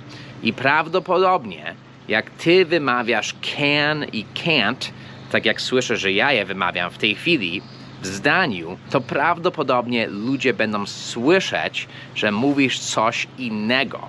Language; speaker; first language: Polish; non-native, fluent; English